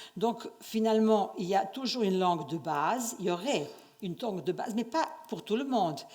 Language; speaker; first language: French; non-native, fluent; Serbian